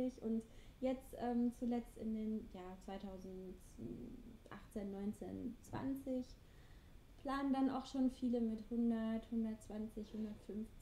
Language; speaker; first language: German; native; German